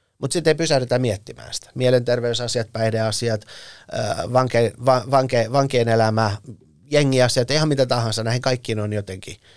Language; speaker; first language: Finnish; early bilingual, other home language; Persian